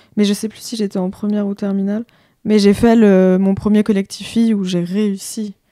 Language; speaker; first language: French; native; French